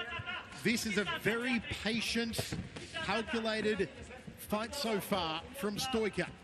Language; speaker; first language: English; native; English